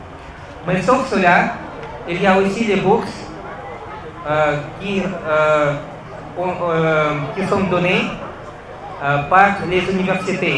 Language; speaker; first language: French; non-native, fluent; Russian